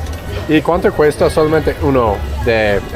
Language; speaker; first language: Spanish; non-native, learner; English